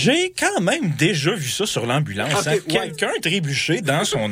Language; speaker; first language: French; native; French